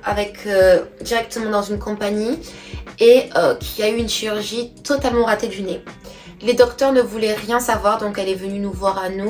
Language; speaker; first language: French; native; French